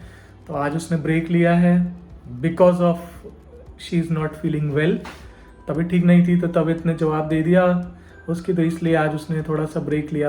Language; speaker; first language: Hindi; native; Hindi